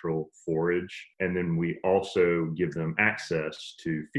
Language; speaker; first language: English; native; English